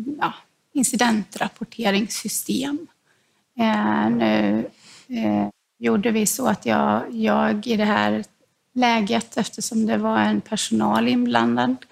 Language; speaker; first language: Swedish; non-native, learner; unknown